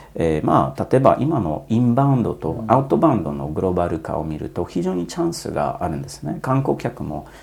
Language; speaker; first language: Japanese; non-native, fluent; Polish